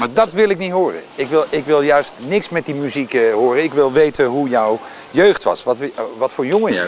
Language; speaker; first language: Dutch; native; Dutch